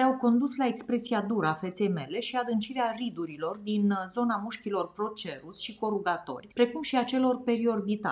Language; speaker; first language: Romanian; native; Romanian